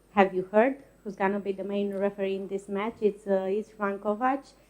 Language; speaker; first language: English; non-native, fluent; Romanian